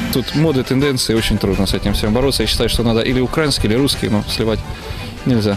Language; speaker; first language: Ukrainian; non-native, local second language; Russian